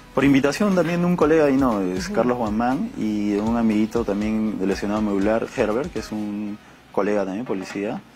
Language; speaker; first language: Spanish; native; Spanish